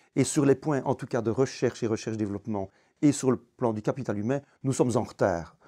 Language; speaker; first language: French; native; French